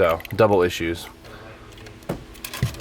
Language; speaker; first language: English; native; English